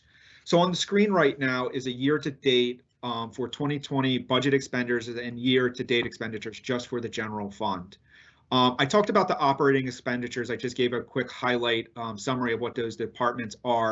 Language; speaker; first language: English; native; English